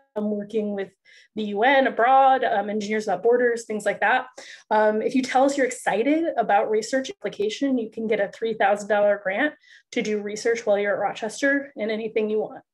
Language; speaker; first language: English; native; English